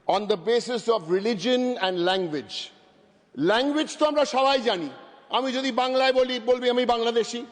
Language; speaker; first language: Bangla; non-native, local second language; English